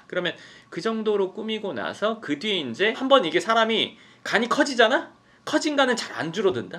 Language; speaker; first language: Korean; native; Korean